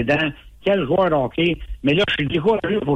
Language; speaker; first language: French; native; French